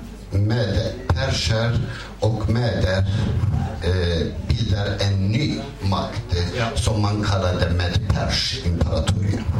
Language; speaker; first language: Swedish; non-native, fluent; Kurdish